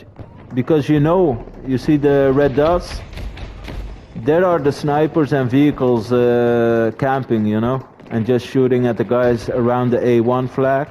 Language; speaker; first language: English; non-native, fluent; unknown